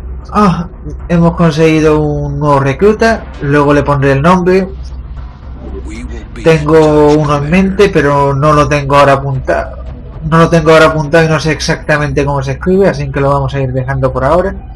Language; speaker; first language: Spanish; native; Spanish